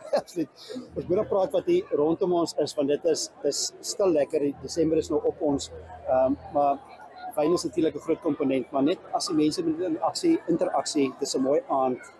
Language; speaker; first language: Afrikaans; native; Afrikaans